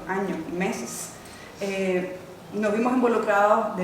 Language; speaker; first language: Spanish; native; Spanish